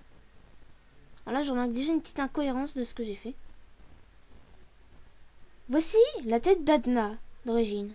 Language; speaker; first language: French; native; French